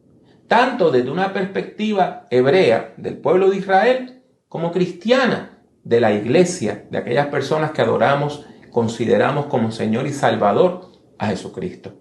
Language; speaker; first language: Spanish; native; Spanish